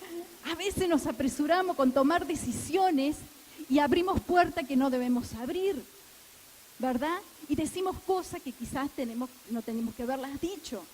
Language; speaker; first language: Spanish; native; Spanish